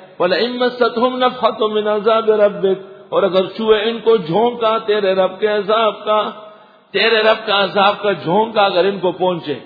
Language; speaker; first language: Urdu; non-native, local second language; Pashto